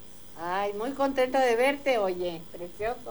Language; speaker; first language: Spanish; native; Spanish